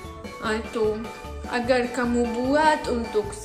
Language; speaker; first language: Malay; non-native, learner; Russian